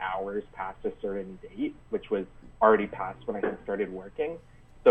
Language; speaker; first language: English; native; English